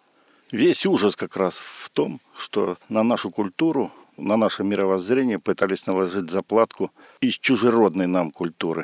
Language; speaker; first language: Russian; native; Russian